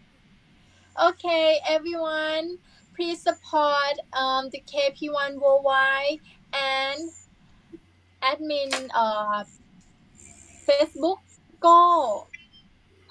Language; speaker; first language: English; non-native, learner; Thai